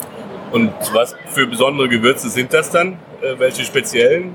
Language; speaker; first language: German; native; German